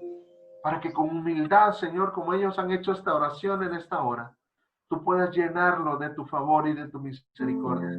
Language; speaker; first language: Spanish; native; Spanish